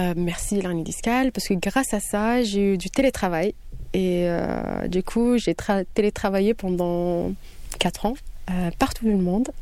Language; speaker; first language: French; early bilingual, other home language; Kabyle